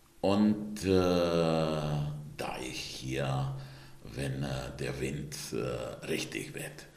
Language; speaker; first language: German; non-native, fluent; Romanian